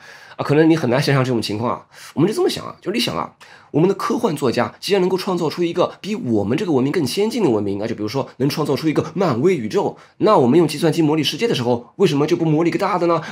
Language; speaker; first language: Chinese; native; Chinese